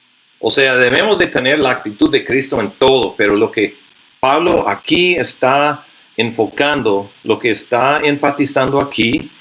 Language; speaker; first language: Spanish; non-native, fluent; English